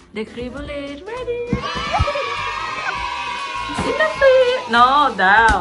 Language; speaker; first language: English; non-native, learner; Thai